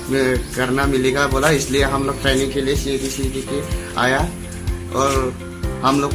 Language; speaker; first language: Hindi; non-native, local second language; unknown